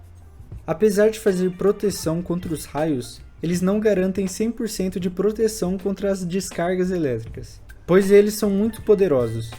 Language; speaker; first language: Portuguese; native; Portuguese